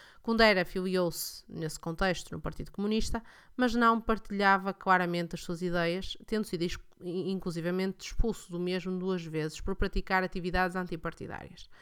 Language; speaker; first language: Portuguese; native; Portuguese